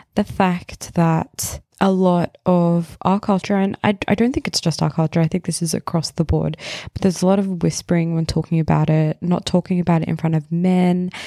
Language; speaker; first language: English; early bilingual, other home language; Hindi